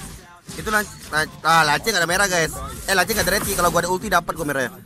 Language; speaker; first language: Indonesian; native; Indonesian